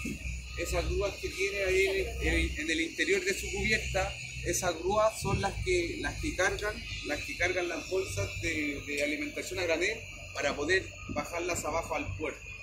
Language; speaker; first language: Spanish; native; Spanish